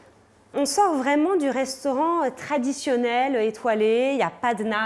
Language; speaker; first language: French; native; French